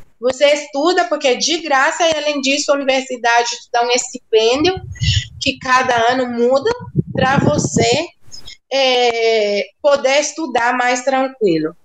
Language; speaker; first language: Portuguese; non-native, fluent; Spanish